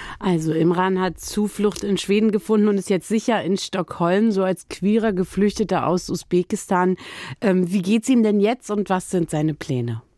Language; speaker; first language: German; native; German